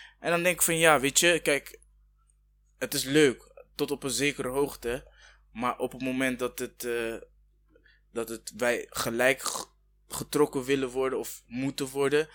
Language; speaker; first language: Dutch; early bilingual, other home language; Kinyarwanda